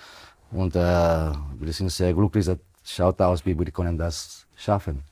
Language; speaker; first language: German; non-native, fluent; Spanish